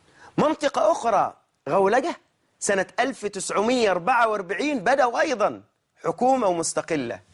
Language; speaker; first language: Arabic; native; Arabic